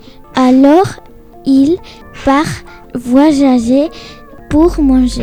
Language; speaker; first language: French; non-native, learner; Spanish